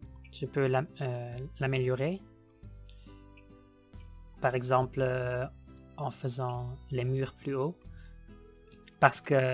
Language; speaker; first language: French; non-native, learner; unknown